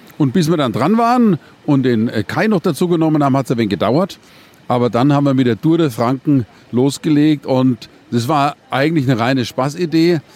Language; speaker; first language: German; native; German